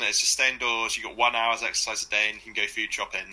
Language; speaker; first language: English; native; English